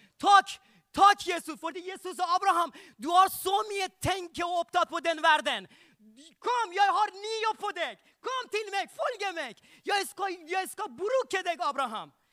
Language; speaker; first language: Norwegian; non-native, learner; Persian